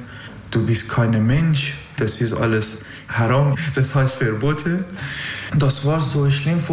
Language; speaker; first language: German; non-native, learner; Persian